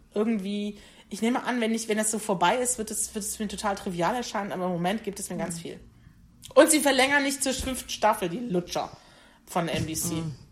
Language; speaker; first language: German; native; German